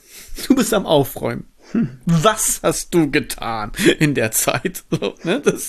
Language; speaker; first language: German; native; German